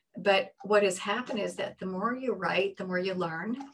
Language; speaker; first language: English; native; English